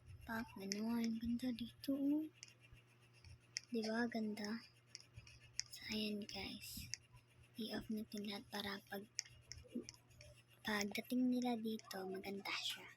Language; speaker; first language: Filipino; non-native, local second language; Cebuano